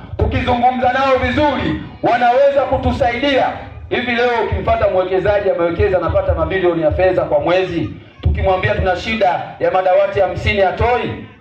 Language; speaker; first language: Swahili; native; Swahili